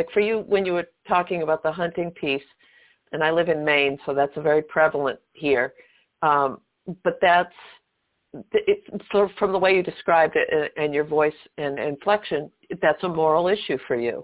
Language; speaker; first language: English; native; English